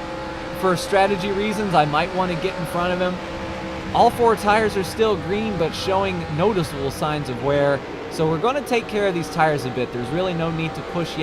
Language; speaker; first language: English; native; English